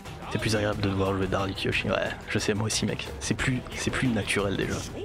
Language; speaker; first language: French; native; French